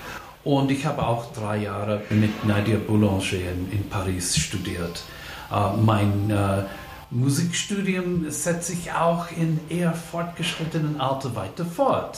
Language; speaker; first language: German; non-native, fluent; English